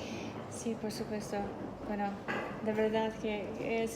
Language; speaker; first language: Spanish; non-native, fluent; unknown